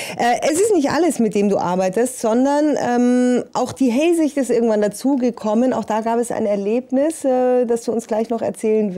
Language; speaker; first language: German; native; German